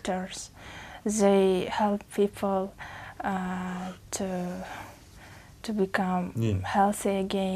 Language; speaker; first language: English; non-native, learner; Uzbek